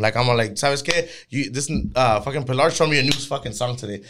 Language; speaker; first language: English; early bilingual, other home language; Spanish